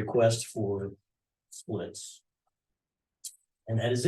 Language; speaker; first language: English; native; English